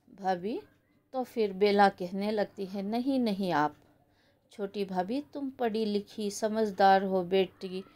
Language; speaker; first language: Hindi; non-native, local second language; Kannada